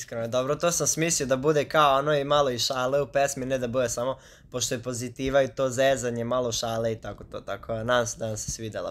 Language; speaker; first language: Serbian; native; Serbian